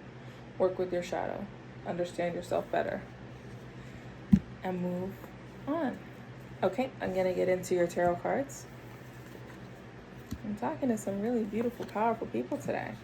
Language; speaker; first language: English; native; English